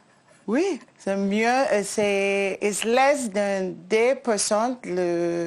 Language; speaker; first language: French; non-native, learner; English